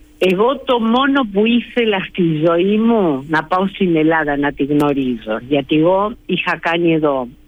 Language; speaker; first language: Greek; early bilingual, heritage; Greek